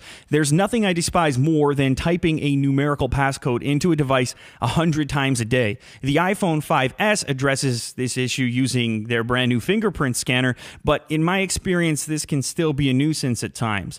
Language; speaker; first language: English; native; English